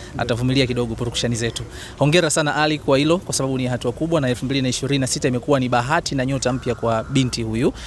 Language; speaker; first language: Swahili; native; Swahili